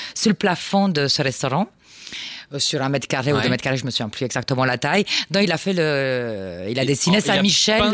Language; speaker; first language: French; non-native, fluent; Romanian